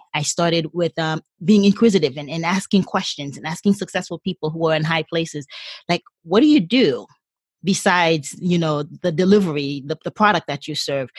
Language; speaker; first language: English; non-native, fluent; Haitian Creole